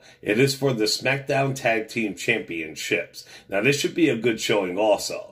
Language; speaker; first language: English; native; English